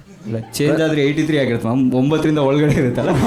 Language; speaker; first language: Kannada; native; Kannada